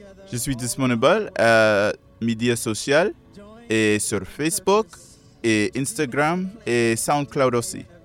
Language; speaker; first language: French; non-native, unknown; English